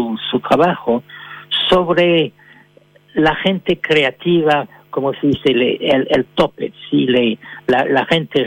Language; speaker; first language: Spanish; non-native, fluent; French